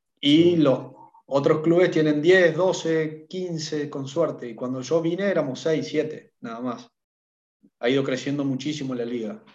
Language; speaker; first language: Spanish; native; Spanish